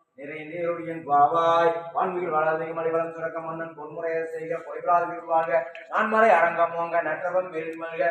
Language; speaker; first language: Tamil; native; Tamil